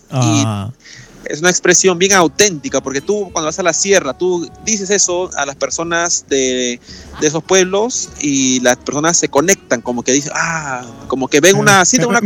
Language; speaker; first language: Spanish; native; Spanish